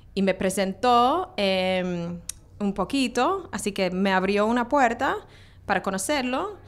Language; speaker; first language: Spanish; non-native, fluent; English